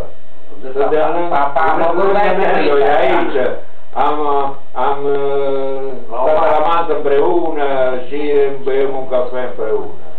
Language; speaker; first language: Romanian; non-native, learner; Italian